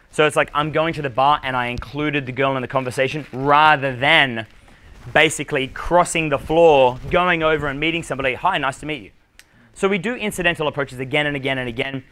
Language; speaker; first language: English; native; English